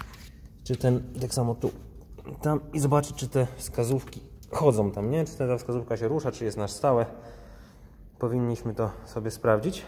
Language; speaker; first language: Polish; native; Polish